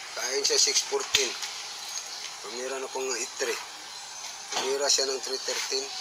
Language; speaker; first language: Filipino; non-native, local second language; Cebuano